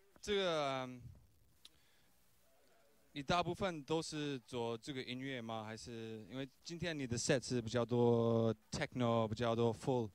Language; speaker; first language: Chinese; non-native, learner; English